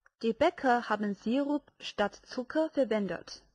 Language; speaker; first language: German; non-native, fluent; Chinese